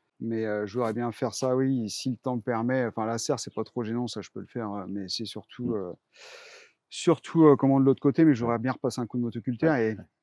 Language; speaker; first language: French; native; French